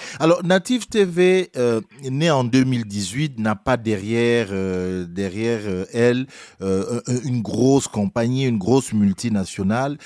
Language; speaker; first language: French; non-native, local second language; Duala